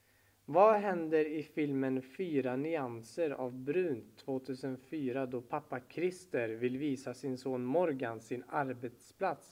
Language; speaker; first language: Swedish; native; Swedish